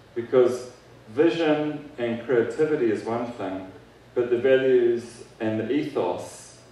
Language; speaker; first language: English; native; English